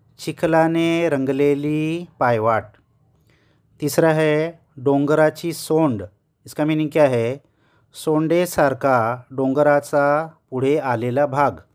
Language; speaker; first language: Hindi; native; Hindi